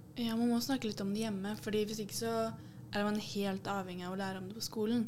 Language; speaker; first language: Norwegian; native; Norwegian